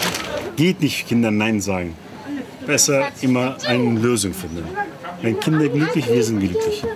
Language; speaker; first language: German; non-native, learner; Turkish